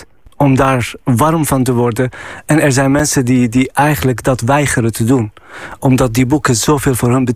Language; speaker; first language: Dutch; non-native, fluent; Arabic